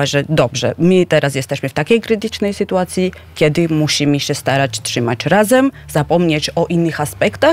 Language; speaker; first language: Polish; non-native, fluent; Georgian